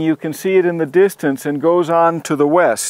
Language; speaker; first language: English; native; English